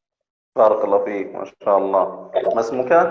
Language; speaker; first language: Arabic; native; Arabic